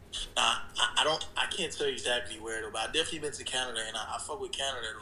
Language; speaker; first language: English; early bilingual, other home language; Haitian Creole